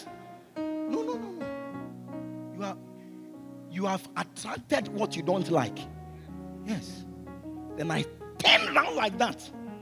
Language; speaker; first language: English; non-native, local second language; Ga